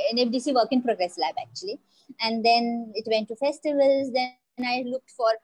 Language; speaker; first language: English; non-native, local second language; Marathi